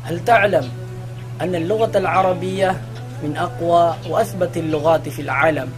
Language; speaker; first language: Arabic; non-native, learner; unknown